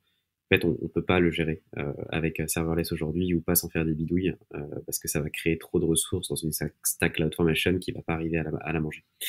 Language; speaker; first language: French; native; French